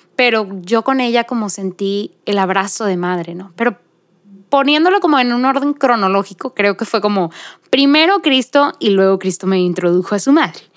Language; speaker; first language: Spanish; native; Spanish